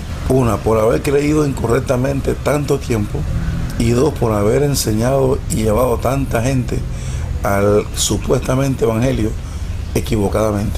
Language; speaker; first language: Spanish; native; Spanish